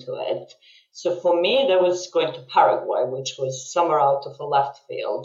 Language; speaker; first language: English; non-native, fluent; Serbian